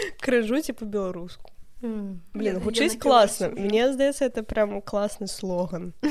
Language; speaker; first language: Belarusian; non-native, local second language; Russian